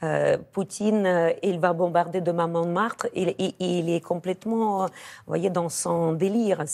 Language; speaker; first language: French; non-native, fluent; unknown